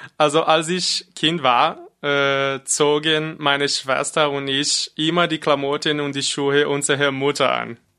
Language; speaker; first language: German; non-native, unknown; Portuguese